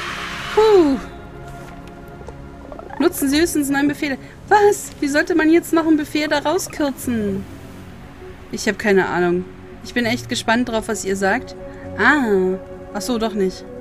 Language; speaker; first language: German; native; German